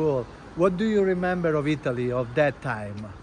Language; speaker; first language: English; non-native, fluent; Italian